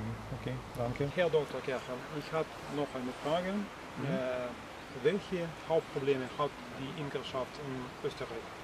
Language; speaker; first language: German; non-native, learner; Russian